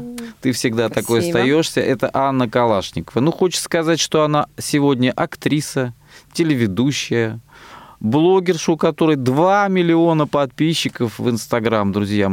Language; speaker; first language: Russian; native; Russian